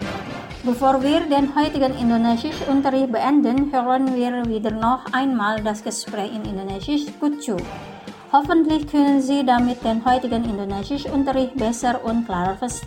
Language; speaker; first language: German; non-native, fluent; Indonesian